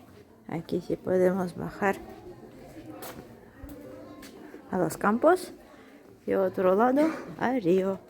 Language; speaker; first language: Spanish; non-native, fluent; Russian